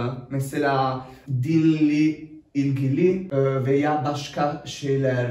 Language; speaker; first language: Turkish; non-native, learner; Italian